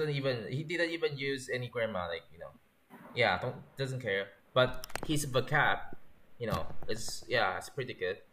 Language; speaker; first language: English; non-native, learner; Chinese